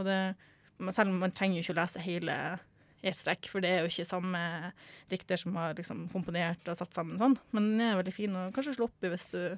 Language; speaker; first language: Norwegian; native; Norwegian